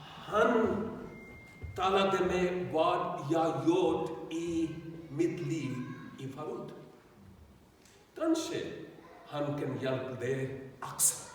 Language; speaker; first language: Swedish; non-native, learner; Urdu